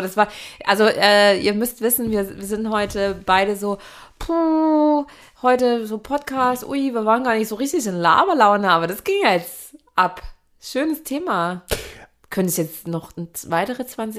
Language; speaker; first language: German; native; German